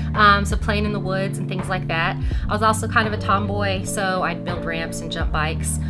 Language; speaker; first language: English; native; English